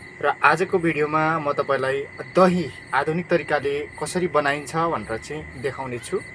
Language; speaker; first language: Nepali; non-native, local second language; Rana Tharu